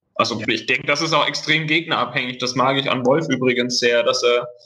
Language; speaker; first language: German; native; German